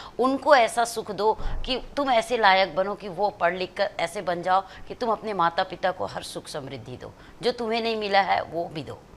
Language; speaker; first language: Hindi; native; Hindi